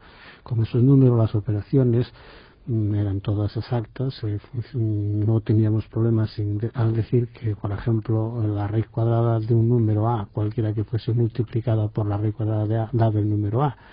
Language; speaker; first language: Spanish; native; Spanish